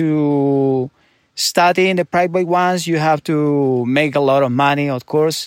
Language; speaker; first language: English; non-native, fluent; Spanish